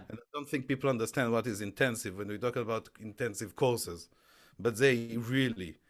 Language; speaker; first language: English; non-native, fluent; Hebrew